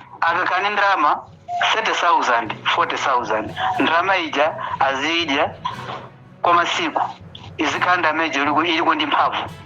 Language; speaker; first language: Nyanja; native; Nyanja